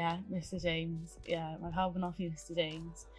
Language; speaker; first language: Welsh; non-native, learner; English